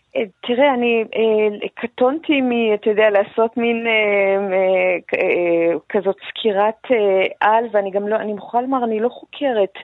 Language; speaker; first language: Hebrew; non-native, fluent; Persian